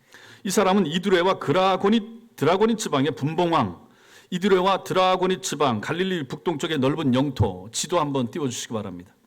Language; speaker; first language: Korean; native; Korean